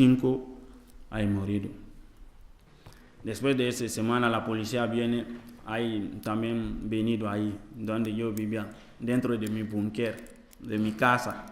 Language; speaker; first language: Spanish; non-native, learner; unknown